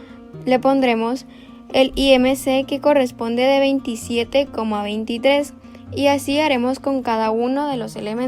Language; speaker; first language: Spanish; native; Spanish